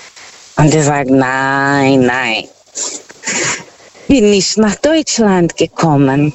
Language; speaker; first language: German; non-native, fluent; Portuguese